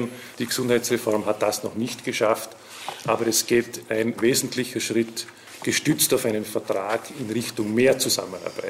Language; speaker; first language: German; native; German